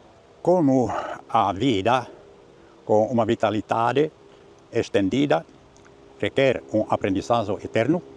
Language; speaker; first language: Portuguese; non-native, learner; Finnish